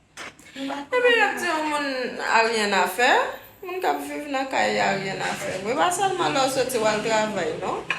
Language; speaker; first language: French; non-native, local second language; Haitian Creole